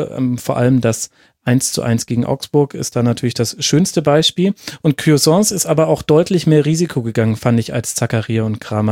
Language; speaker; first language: German; native; German